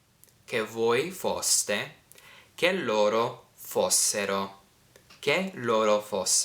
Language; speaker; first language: Italian; non-native, fluent; English